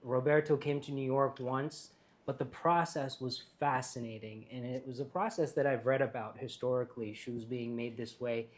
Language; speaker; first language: English; early bilingual, heritage; English